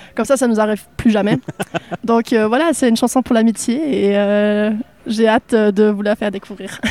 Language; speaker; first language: French; non-native, local second language; Swiss German